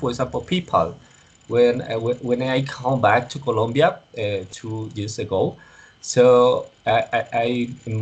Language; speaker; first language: English; non-native, learner; Spanish